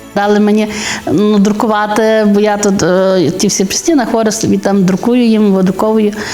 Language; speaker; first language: Ukrainian; native; Ukrainian